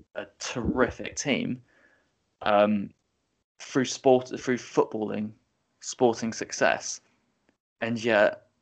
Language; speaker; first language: English; native; English